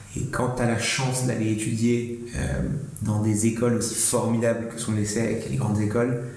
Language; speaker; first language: French; native; French